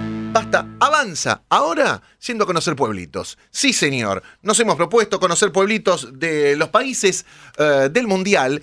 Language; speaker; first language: Spanish; native; Spanish